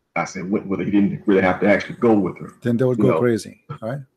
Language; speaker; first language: English; native; English